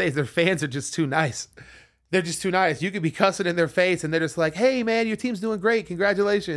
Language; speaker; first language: English; native; English